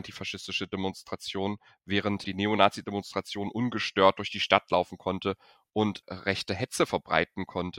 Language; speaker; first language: German; native; German